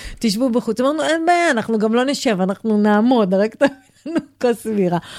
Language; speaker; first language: Hebrew; native; Hebrew